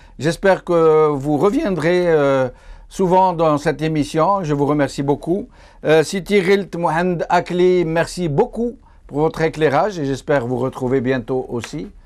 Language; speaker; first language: French; non-native, local second language; Arabic